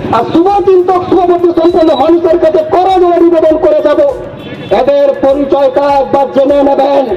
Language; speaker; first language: Bangla; non-native, local second language; Santali